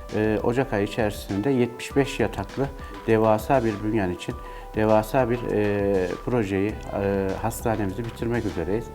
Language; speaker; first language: Turkish; native; Turkish